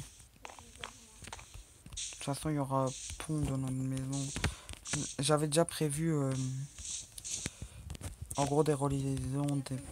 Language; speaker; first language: French; native; French